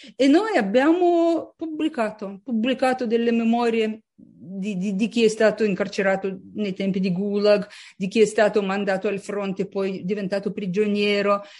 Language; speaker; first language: Italian; non-native, fluent; Russian